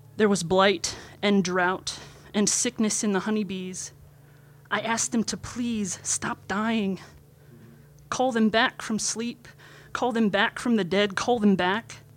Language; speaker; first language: English; native; English